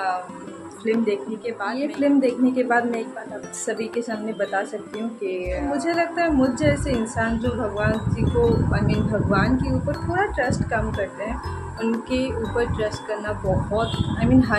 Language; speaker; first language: Hindi; non-native, local second language; Bangla